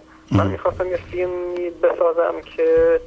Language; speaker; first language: Persian; early bilingual, heritage; Persian